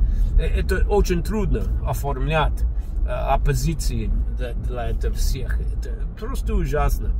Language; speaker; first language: Russian; non-native, fluent; English